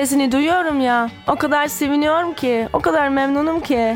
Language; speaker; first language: Turkish; early bilingual, heritage; German